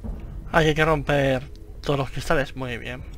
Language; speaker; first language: Spanish; native; Spanish